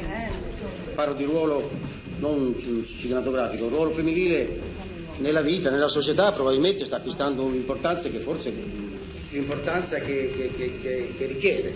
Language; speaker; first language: Italian; native; Italian